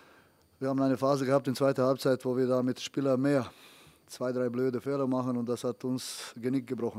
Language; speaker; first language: German; non-native, fluent; Croatian